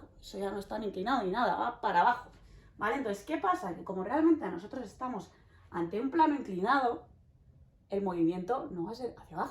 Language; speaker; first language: Spanish; native; Spanish